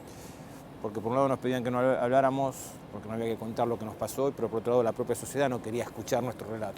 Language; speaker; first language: Spanish; native; Spanish